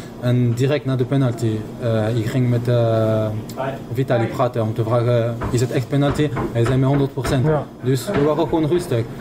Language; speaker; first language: Dutch; non-native, fluent; French